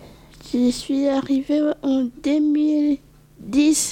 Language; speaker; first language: French; early bilingual, other home language; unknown